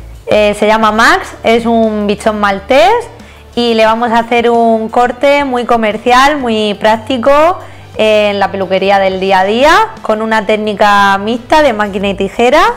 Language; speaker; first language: Spanish; native; Spanish